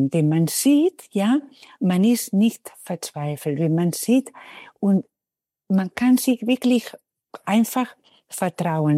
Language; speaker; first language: German; non-native, fluent; Spanish